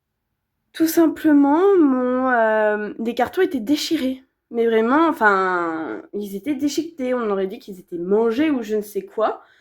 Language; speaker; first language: French; native; French